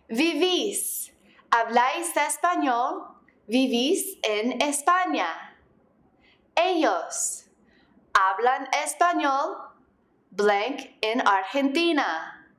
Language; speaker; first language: Spanish; non-native, fluent; English